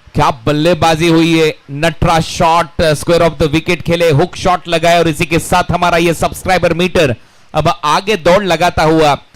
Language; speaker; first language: Hindi; non-native, local second language; Marathi